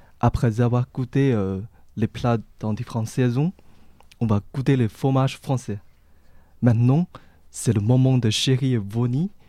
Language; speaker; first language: French; non-native, learner; Chinese